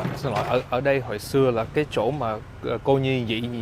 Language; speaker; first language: Vietnamese; early bilingual, heritage; Vietnamese